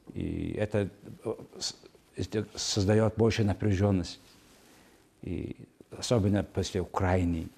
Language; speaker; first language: Russian; non-native, fluent; Mongolian